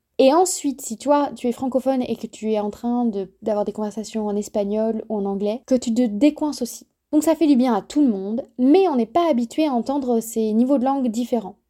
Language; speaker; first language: French; native; French